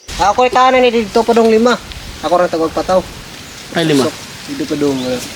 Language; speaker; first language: Filipino; non-native, local second language; Cebuano